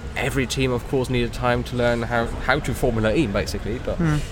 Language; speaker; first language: English; non-native, fluent; German